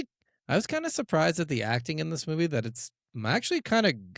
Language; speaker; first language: English; native; English